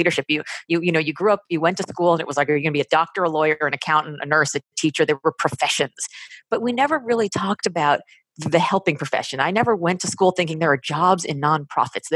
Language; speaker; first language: English; native; English